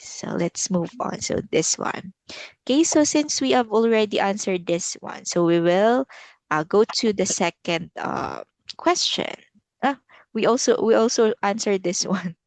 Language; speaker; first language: English; non-native, local second language; Filipino